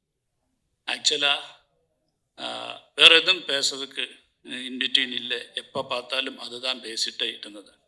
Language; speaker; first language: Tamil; non-native, learner; Malayalam